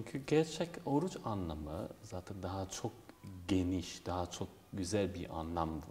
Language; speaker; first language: Turkish; non-native, fluent; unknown